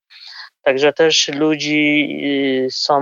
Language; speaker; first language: Polish; non-native, fluent; Kurdish